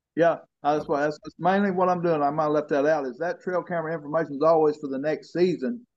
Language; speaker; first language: English; native; English